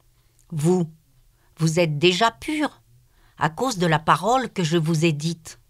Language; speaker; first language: French; native; French